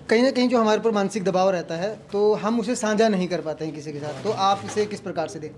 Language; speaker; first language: Hindi; native; Hindi